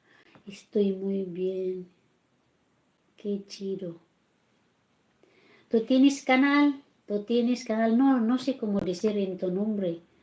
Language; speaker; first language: Spanish; non-native, learner; Filipino